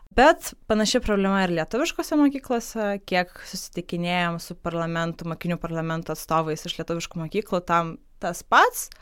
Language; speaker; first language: Lithuanian; non-native, local second language; Polish